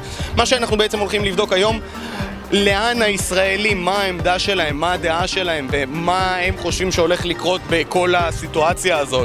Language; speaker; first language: Hebrew; native; Hebrew